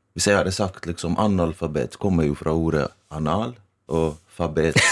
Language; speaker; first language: Norwegian; early bilingual, other home language; Bosnian